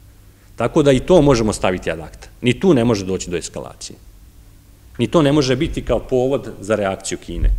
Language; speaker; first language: Serbian; native; Serbian